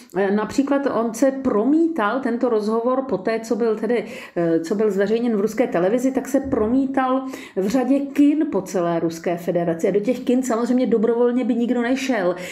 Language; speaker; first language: Czech; native; Czech